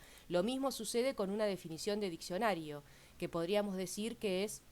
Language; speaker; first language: Spanish; native; Spanish